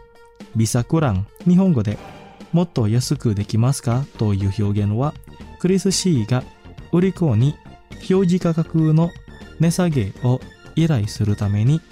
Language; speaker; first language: Japanese; non-native, fluent; Indonesian